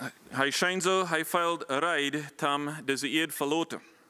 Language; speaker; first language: German; non-native, fluent; Plautdietsch